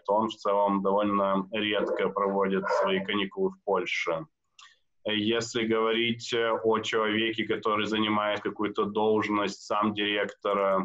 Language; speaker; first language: Russian; native; Russian